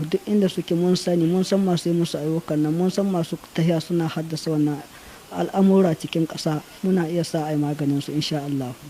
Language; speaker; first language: Hausa; non-native, local second language; Fula